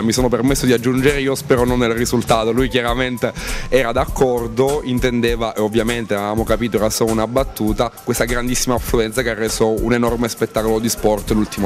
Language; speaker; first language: Italian; native; Italian